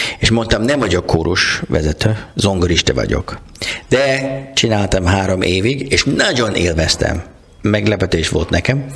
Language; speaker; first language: Hungarian; non-native, learner; English